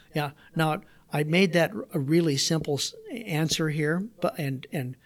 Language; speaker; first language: English; native; English